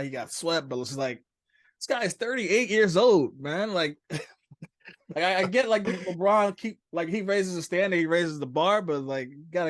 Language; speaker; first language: English; native; English